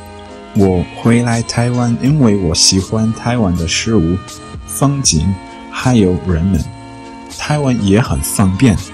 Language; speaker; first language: Chinese; non-native, learner; English